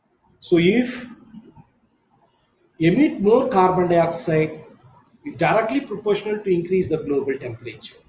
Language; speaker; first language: English; non-native, local second language; Tamil